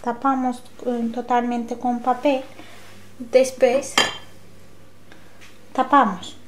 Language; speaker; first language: Spanish; non-native, learner; Turkish